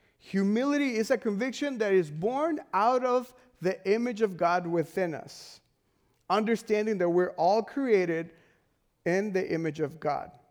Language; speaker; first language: English; non-native, fluent; Spanish